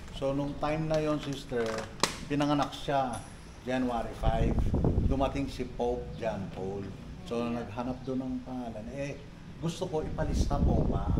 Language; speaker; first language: Filipino; non-native, local second language; Cebuano